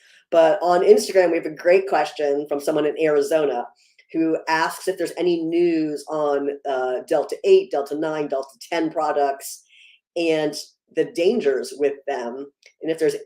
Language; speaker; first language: English; native; English